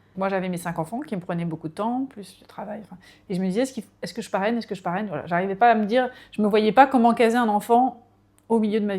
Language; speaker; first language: French; native; French